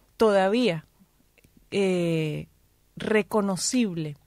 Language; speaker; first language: Spanish; native; Spanish